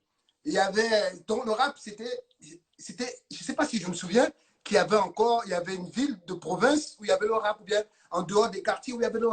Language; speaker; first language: French; native; French